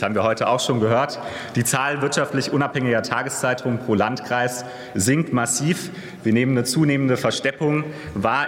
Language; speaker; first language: German; native; German